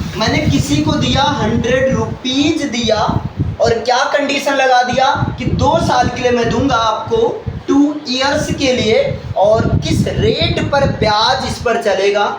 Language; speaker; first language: Hindi; native; Hindi